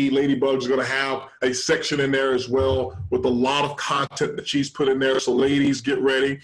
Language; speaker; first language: English; native; English